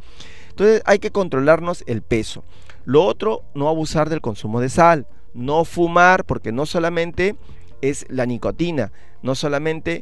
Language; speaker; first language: Spanish; native; Spanish